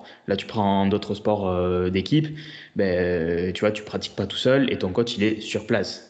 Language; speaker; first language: French; native; French